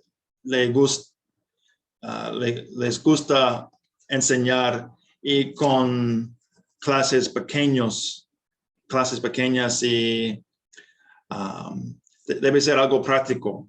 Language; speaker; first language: Spanish; non-native, fluent; English